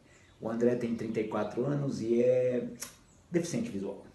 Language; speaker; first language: Portuguese; native; Portuguese